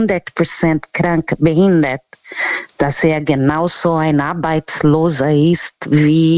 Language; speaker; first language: German; non-native, learner; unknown